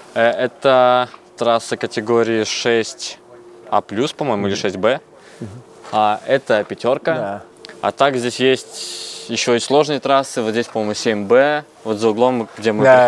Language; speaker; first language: Russian; native; Russian